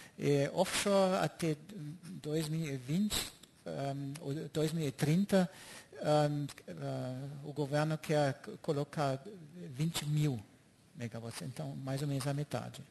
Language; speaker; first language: Portuguese; non-native, fluent; German